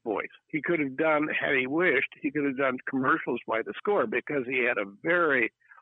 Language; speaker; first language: English; native; English